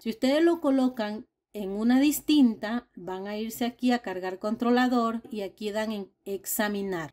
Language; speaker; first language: Spanish; native; Spanish